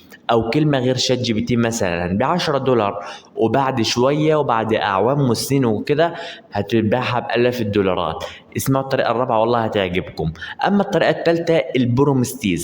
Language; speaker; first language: Arabic; native; Arabic